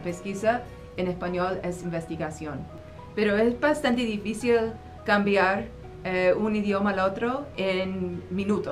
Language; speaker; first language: Spanish; non-native, fluent; English